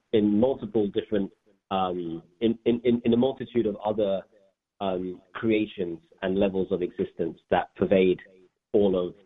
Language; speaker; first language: English; native; English